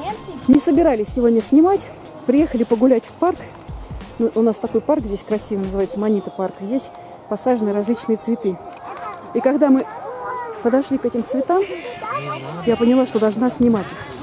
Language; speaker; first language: Russian; native; Russian